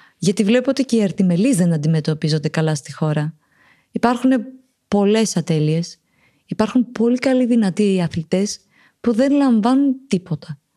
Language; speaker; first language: Greek; early bilingual, other home language; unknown